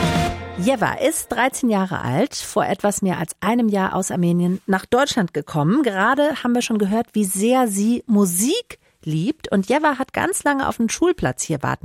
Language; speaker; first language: German; native; German